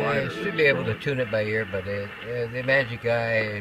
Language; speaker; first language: English; native; English